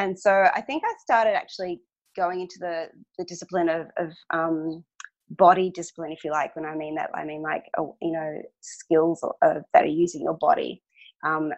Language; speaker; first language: English; non-native, local second language; Hungarian